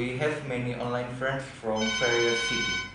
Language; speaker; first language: English; non-native, learner; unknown